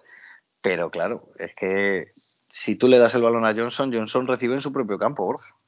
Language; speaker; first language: Spanish; native; Spanish